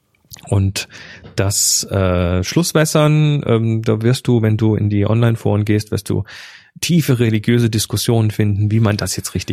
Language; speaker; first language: German; native; German